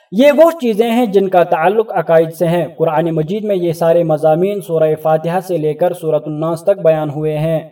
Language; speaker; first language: Urdu; native; Urdu